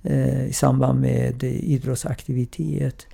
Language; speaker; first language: Swedish; non-native, fluent; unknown